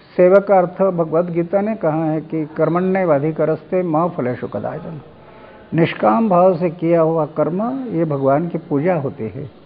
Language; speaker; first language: Hindi; non-native, local second language; Marathi